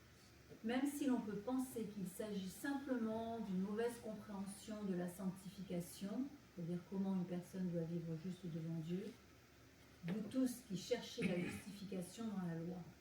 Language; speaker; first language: French; native; French